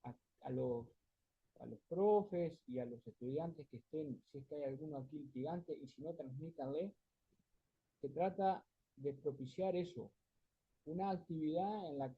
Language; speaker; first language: Spanish; native; Spanish